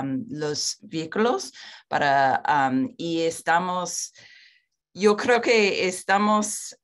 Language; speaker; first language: Spanish; non-native, fluent; English